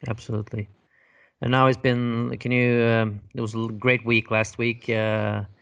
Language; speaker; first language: English; non-native, fluent; Norwegian